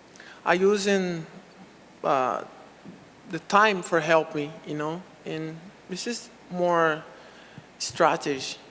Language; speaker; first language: English; non-native, local second language; Portuguese